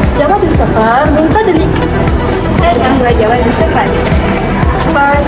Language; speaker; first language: Arabic; non-native, learner; Malay